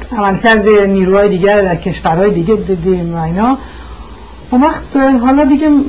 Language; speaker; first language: Persian; early bilingual, heritage; Persian